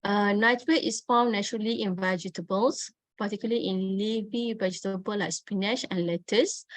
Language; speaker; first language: English; non-native, local second language; Malay